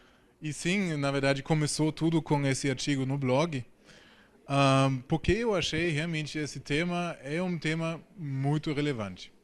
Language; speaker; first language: Portuguese; non-native, fluent; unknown